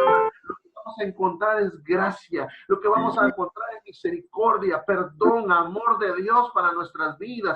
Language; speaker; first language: Spanish; native; Spanish